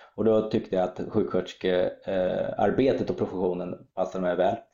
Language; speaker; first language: Swedish; early bilingual, other home language; German